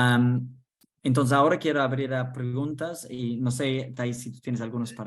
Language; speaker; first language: Spanish; non-native, fluent; English